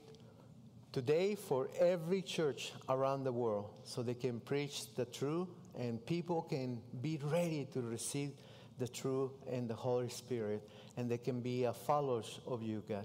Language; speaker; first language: English; non-native, learner; Spanish